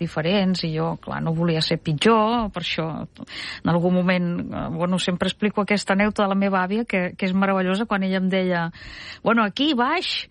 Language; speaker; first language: Catalan; non-native, fluent; Russian